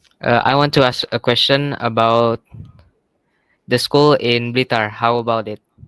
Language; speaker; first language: English; non-native, learner; Indonesian